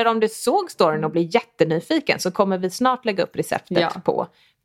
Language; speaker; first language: Swedish; native; Swedish